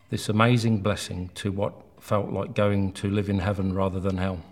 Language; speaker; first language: English; native; English